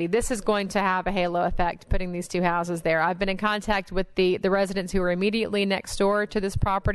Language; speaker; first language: English; native; English